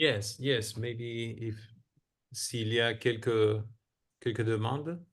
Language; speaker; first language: French; non-native, fluent; Spanish